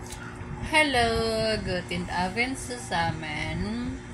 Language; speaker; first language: German; non-native, learner; English